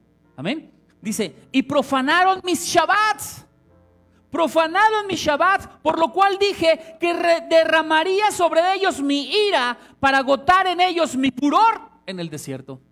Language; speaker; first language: Spanish; native; Spanish